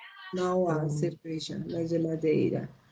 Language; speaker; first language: Portuguese; non-native, learner; Spanish